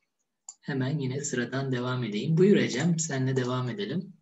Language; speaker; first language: Turkish; native; Turkish